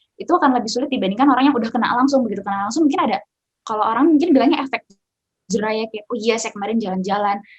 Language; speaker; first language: Indonesian; native; Indonesian